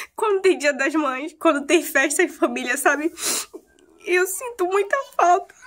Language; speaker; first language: Portuguese; native; Portuguese